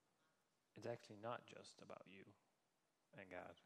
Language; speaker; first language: English; non-native, fluent; Danish